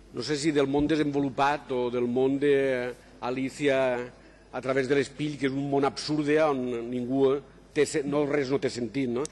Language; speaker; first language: Catalan; native; Catalan